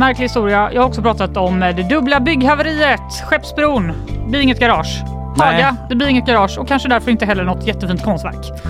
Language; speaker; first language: Swedish; native; Swedish